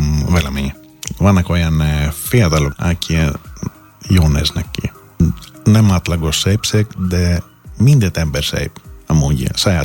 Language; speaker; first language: Hungarian; non-native, fluent; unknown